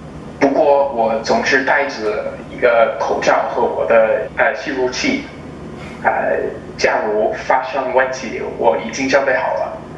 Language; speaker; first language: Chinese; non-native, fluent; English